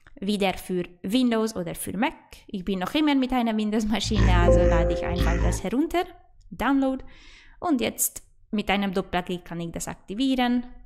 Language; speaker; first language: German; non-native, fluent; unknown